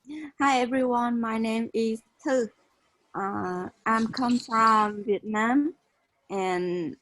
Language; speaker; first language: English; non-native, learner; Vietnamese